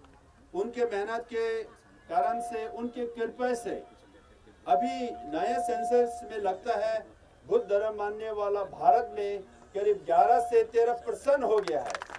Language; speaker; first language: Hindi; non-native, learner; Tibetan